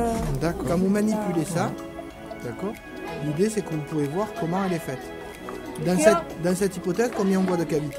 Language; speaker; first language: French; native; French